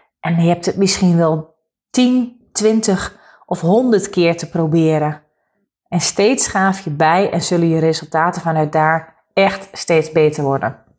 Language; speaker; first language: Dutch; native; Dutch